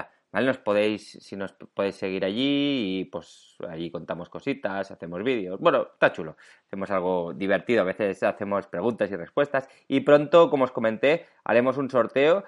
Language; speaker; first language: Spanish; native; Spanish